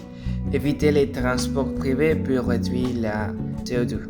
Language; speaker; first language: French; non-native, learner; Spanish